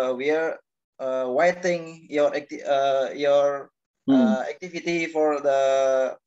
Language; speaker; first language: English; non-native, learner; Indonesian